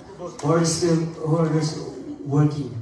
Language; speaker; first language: English; non-native, local second language; Filipino